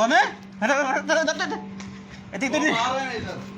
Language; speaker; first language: Hindi; non-native, learner; Bangla